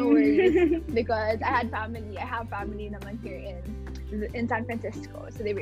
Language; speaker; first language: English; non-native, local second language; Filipino